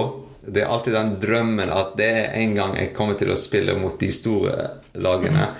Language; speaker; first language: Norwegian; non-native, fluent; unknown